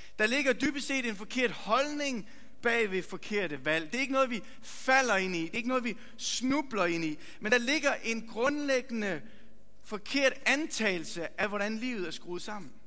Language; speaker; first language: Danish; native; Danish